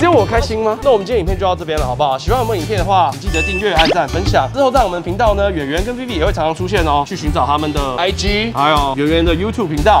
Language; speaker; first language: Chinese; native; Chinese